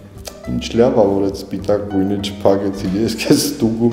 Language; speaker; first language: Armenian; native; Armenian